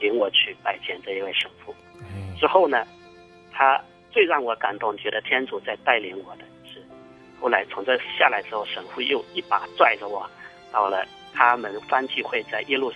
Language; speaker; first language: Chinese; native; Chinese